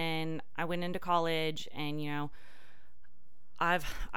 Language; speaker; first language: English; native; English